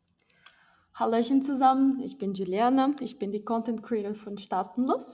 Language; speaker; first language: German; non-native, fluent; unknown